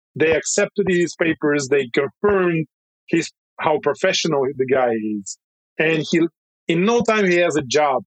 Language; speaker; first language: English; non-native, fluent; Russian